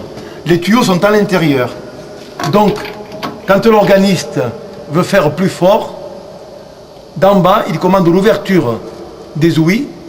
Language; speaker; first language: French; native; French